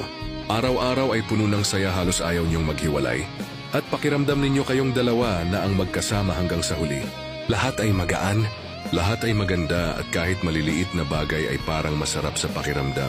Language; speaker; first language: Filipino; native; Filipino